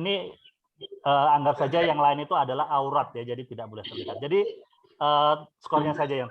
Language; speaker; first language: Indonesian; native; Indonesian